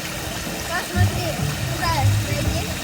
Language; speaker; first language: Russian; native; Russian